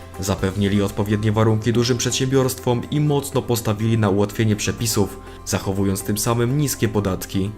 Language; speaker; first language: Polish; native; Polish